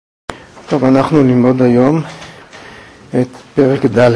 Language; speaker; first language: Hebrew; native; Hebrew